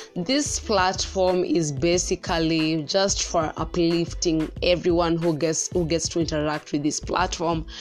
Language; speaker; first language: English; non-native, local second language; Kikuyu